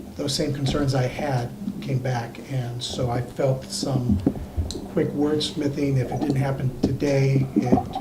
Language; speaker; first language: English; early bilingual, other home language; Spanish